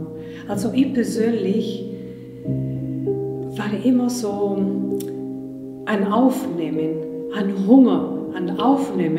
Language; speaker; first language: German; non-native, fluent; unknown